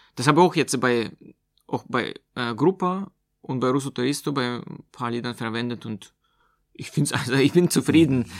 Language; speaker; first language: German; non-native, fluent; Russian